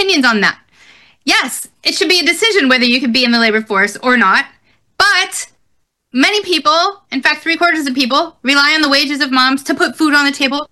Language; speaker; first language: English; native; English